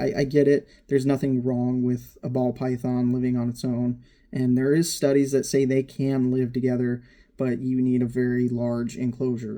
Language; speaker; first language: English; native; English